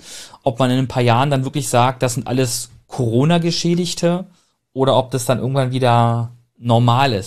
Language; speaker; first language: German; native; German